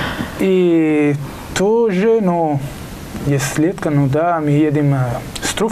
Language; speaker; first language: Russian; non-native, learner; Italian